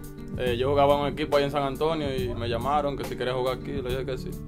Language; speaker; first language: Spanish; native; Spanish